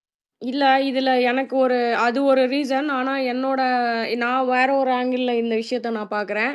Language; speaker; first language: Tamil; native; Tamil